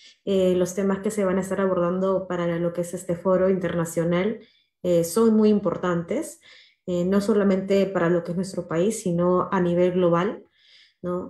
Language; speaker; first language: Spanish; native; Spanish